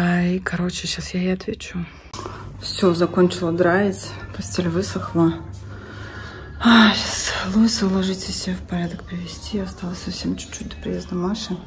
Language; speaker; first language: Russian; native; Russian